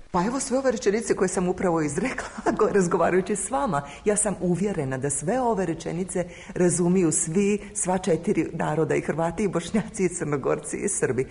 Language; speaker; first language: Croatian; native; Croatian